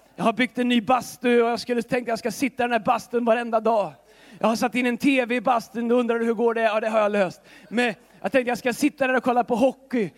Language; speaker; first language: Swedish; native; Swedish